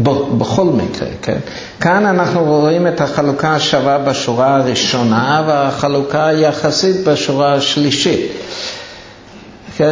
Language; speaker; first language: Hebrew; non-native, fluent; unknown